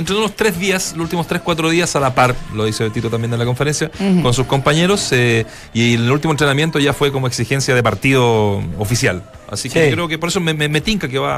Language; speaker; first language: Spanish; native; Spanish